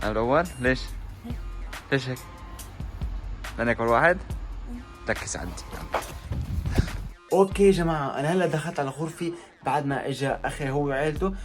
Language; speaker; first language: Arabic; native; Arabic